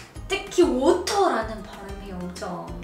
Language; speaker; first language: Korean; non-native, fluent; Arabic